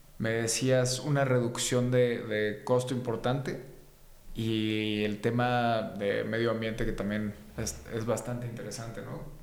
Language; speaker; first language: Spanish; native; Spanish